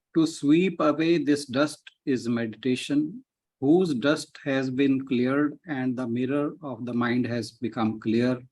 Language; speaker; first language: English; non-native, local second language; Hindi